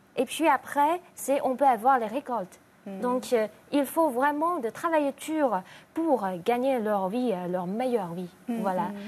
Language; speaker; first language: French; non-native, fluent; Chinese